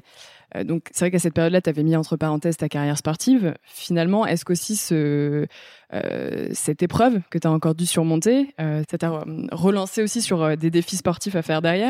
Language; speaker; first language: French; native; French